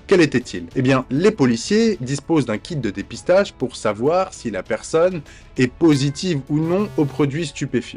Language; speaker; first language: French; native; French